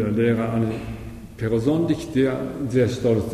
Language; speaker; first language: German; non-native, learner; Japanese